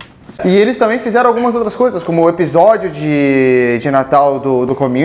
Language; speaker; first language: Portuguese; native; Portuguese